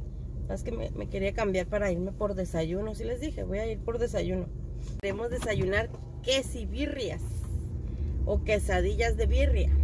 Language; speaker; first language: Spanish; native; Spanish